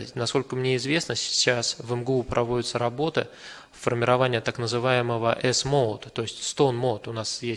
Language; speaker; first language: Russian; native; Russian